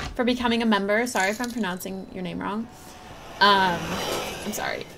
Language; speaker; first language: English; native; English